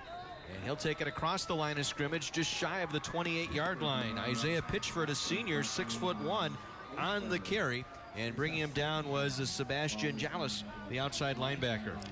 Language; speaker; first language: English; native; English